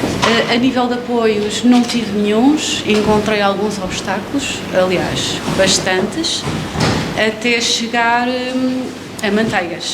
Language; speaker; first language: Portuguese; native; Portuguese